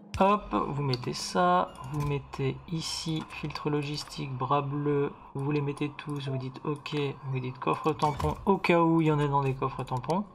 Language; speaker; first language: French; native; French